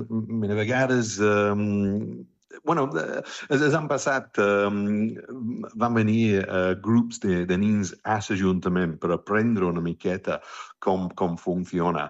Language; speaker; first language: Catalan; non-native, fluent; English